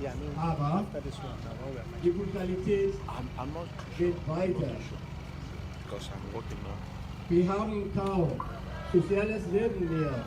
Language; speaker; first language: German; non-native, fluent; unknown